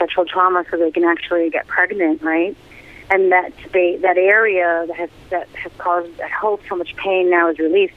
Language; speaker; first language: English; native; English